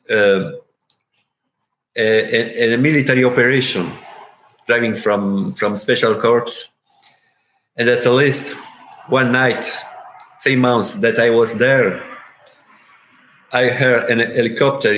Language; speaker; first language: English; non-native, learner; Italian